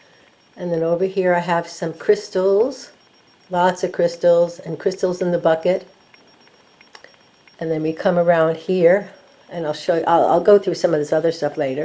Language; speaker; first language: English; native; English